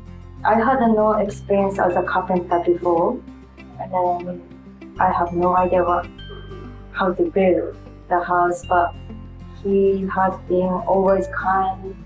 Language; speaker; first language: English; non-native, learner; Japanese